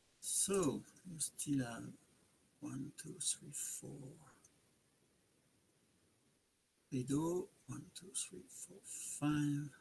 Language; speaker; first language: English; non-native, fluent; French